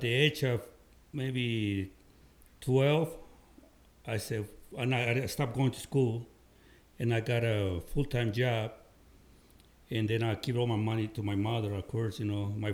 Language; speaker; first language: English; non-native, fluent; Spanish